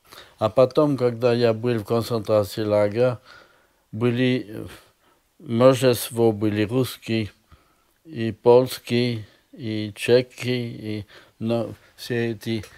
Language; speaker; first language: Russian; non-native, learner; French